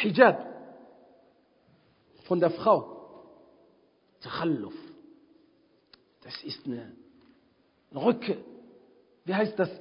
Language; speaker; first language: German; non-native, fluent; Arabic